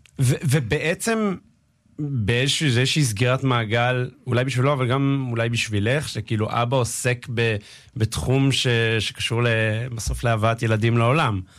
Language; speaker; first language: Hebrew; native; Hebrew